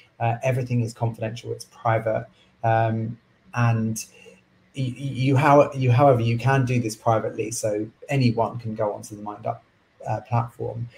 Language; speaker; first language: English; native; English